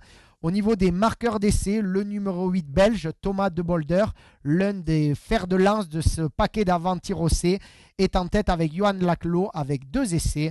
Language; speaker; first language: French; native; French